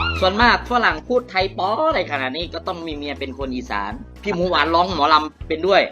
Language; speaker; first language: Thai; native; Thai